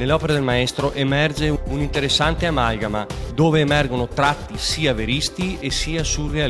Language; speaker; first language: Italian; native; Italian